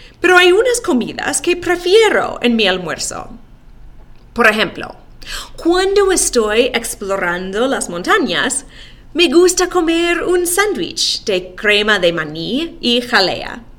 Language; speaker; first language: Spanish; non-native, fluent; English